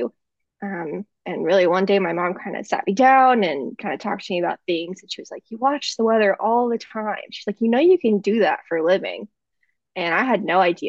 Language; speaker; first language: English; native; English